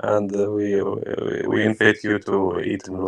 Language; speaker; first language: English; non-native, learner; Arabic